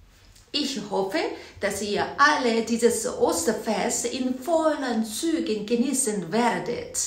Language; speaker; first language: German; non-native, fluent; Korean